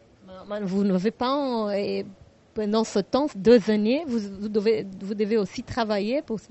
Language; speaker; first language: French; non-native, learner; Portuguese